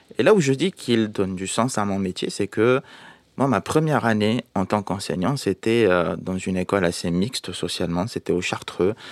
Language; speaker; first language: French; non-native, local second language; Arabic